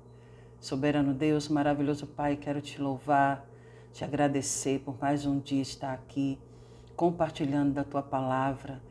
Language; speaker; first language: Portuguese; native; Portuguese